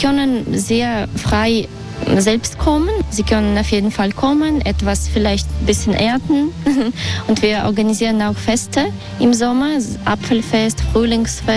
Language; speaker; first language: German; non-native, fluent; Russian